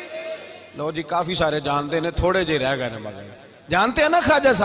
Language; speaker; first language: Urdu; non-native, local second language; Punjabi